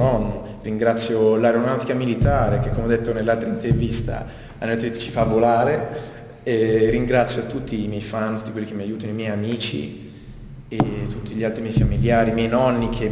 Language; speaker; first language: Italian; native; Italian